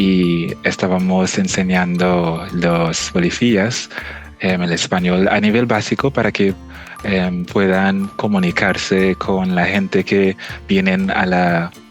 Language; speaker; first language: Spanish; non-native, fluent; English